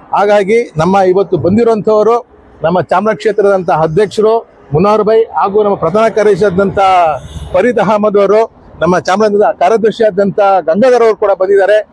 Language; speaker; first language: Kannada; native; Kannada